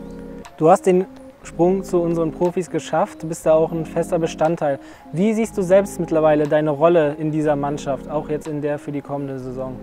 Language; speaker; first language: German; native; German